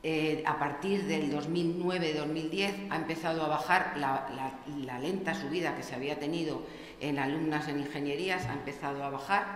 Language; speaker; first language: Spanish; native; Spanish